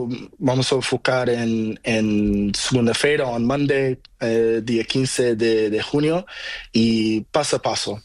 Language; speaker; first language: Spanish; non-native, learner; Portuguese